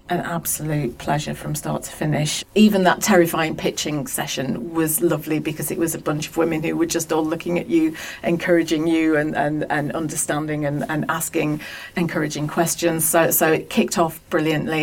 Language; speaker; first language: English; native; English